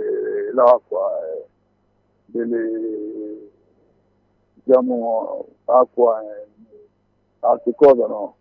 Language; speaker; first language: Italian; non-native, fluent; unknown